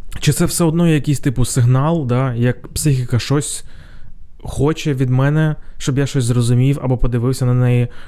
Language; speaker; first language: Ukrainian; non-native, local second language; Russian